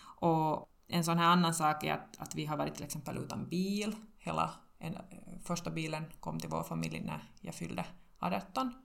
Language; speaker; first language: Swedish; native; Swedish